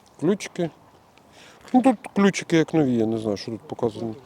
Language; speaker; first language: Ukrainian; native; Ukrainian